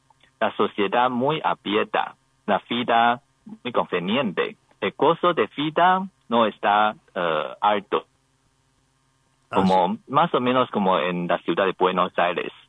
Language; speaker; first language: Spanish; non-native, learner; Chinese